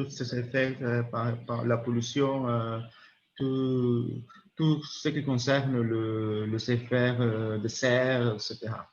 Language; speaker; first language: French; non-native, learner; Spanish